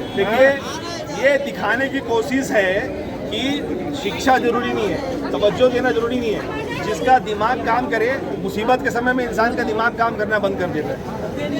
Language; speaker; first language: Hindi; native; Hindi